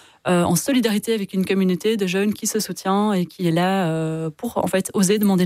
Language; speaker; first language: French; native; French